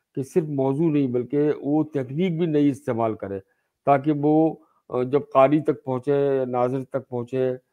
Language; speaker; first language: Urdu; native; Urdu